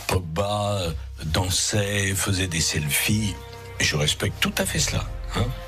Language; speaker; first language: French; native; French